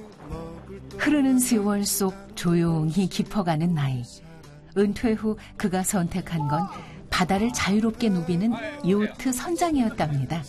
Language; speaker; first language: Korean; native; Korean